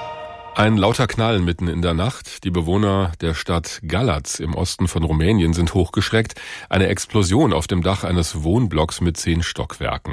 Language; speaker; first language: German; native; German